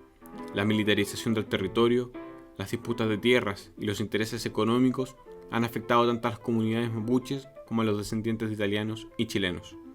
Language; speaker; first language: Spanish; native; Spanish